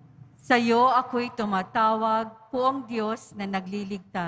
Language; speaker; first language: Filipino; native; Filipino